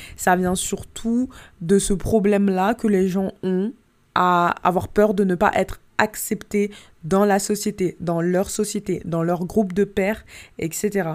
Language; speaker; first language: French; native; French